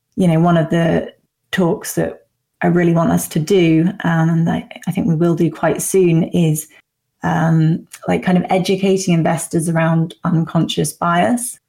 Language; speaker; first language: English; native; English